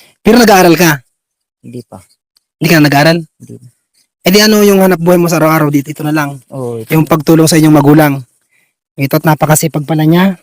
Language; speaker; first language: Filipino; native; Filipino